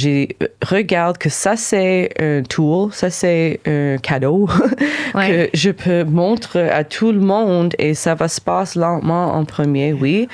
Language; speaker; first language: French; non-native, local second language; English